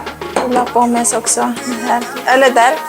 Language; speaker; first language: Swedish; non-native, learner; Filipino